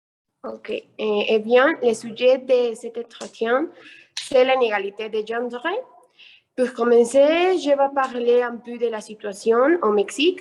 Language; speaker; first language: French; non-native, learner; Spanish